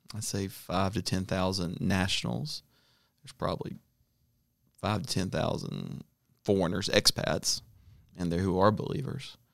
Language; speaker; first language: English; native; English